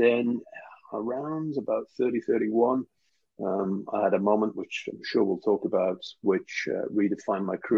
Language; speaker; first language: English; native; English